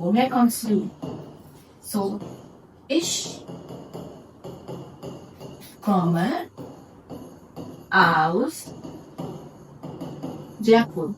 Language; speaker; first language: German; non-native, fluent; Hindi